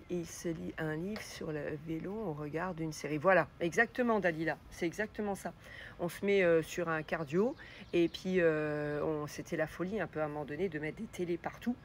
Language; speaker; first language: French; native; French